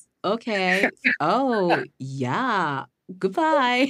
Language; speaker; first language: English; non-native, learner; Japanese